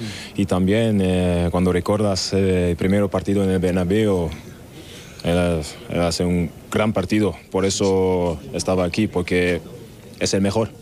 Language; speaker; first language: Spanish; non-native, learner; German